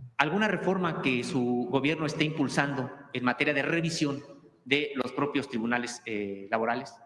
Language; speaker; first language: Spanish; native; Spanish